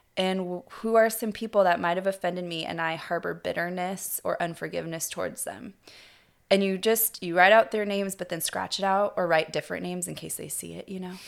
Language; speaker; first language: English; native; English